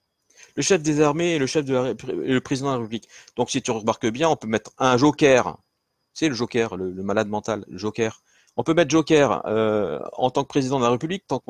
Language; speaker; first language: French; native; French